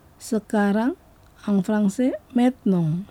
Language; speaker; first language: French; non-native, fluent; Indonesian